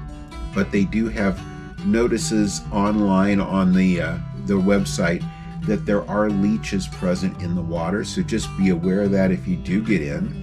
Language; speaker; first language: English; native; English